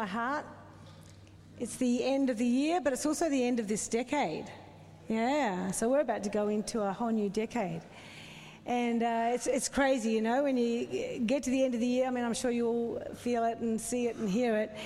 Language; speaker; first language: English; native; English